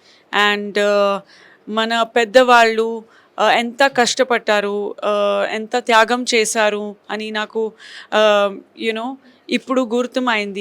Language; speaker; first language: Telugu; non-native, fluent; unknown